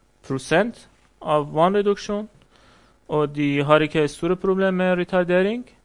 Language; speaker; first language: Norwegian; non-native, learner; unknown